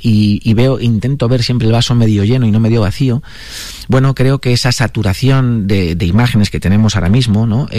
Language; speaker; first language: Spanish; native; Spanish